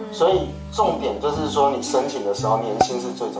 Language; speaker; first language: Chinese; native; Chinese